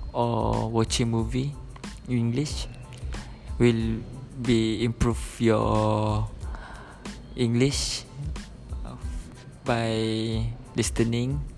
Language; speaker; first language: English; non-native, learner; Malay